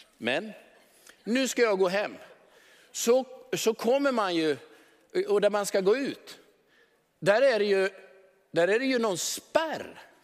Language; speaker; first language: Swedish; native; Swedish